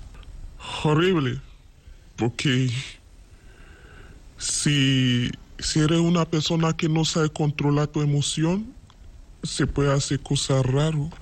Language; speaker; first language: Spanish; non-native, learner; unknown